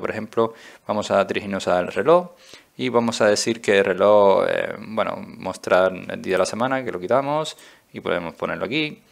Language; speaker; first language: Spanish; native; Spanish